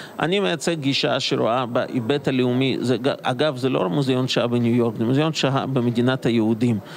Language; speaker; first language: Hebrew; non-native, fluent; Russian